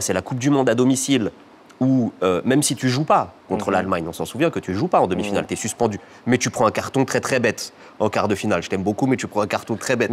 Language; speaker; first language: French; native; French